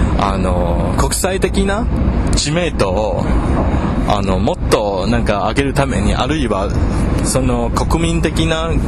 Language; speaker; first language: Japanese; non-native, fluent; Chinese